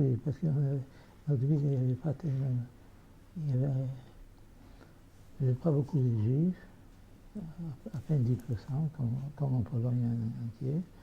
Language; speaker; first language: French; non-native, fluent; Yiddish